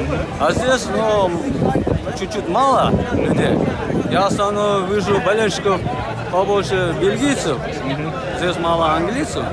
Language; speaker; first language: Russian; non-native, fluent; Uzbek